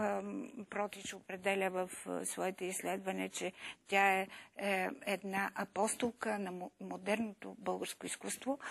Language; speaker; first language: Bulgarian; native; Bulgarian